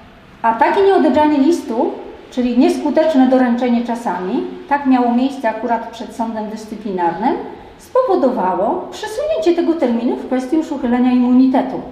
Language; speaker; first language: Polish; native; Polish